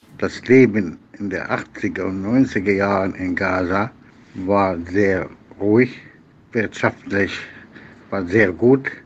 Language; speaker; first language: German; non-native, fluent; Arabic